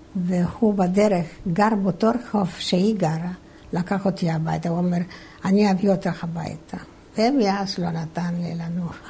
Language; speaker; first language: Hebrew; non-native, fluent; Polish